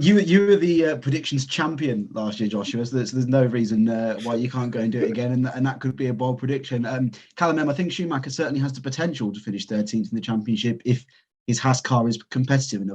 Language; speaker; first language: English; native; English